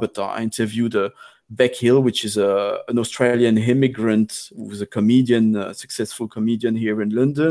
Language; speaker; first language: English; non-native, fluent; French